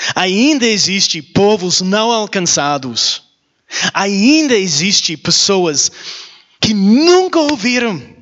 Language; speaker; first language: Portuguese; non-native, learner; English